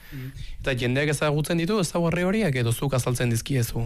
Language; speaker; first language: Basque; native; Basque